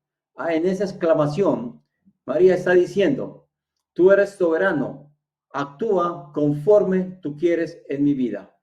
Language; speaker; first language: Spanish; native; Spanish